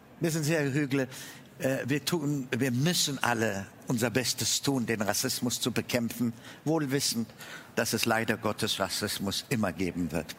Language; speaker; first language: German; non-native, fluent; Amharic